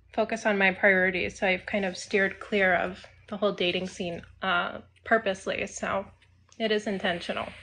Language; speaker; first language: English; native; English